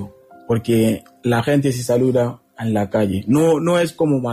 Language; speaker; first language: Spanish; non-native, learner; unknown